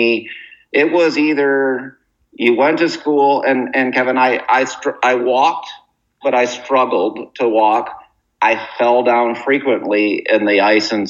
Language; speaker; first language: English; native; English